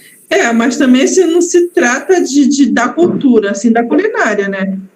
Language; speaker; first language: Portuguese; native; Portuguese